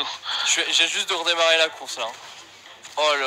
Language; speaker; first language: French; native; French